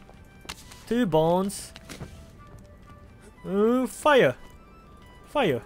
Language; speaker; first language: English; non-native, learner; Japanese